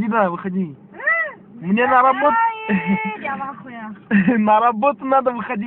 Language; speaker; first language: Russian; non-native, local second language; Uzbek